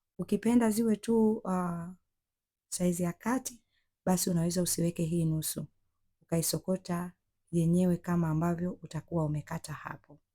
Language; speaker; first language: Swahili; native; Swahili